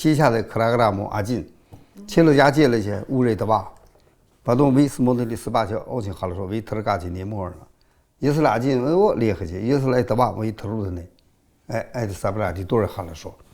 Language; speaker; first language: Russian; non-native, learner; Chinese